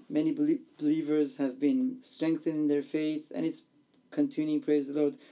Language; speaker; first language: English; non-native, fluent; Armenian